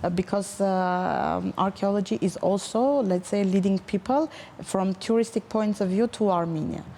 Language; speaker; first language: English; non-native, fluent; Armenian